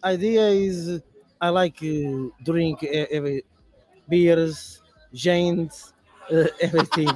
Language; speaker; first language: English; non-native, learner; Portuguese